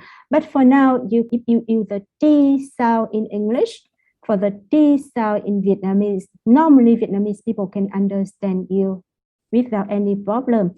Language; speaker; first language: English; non-native, fluent; Vietnamese